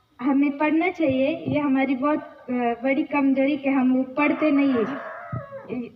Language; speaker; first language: Hindi; non-native, local second language; Marathi